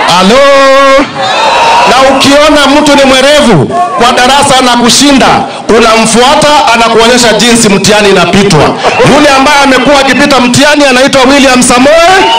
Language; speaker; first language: Swahili; non-native, local second language; Kamba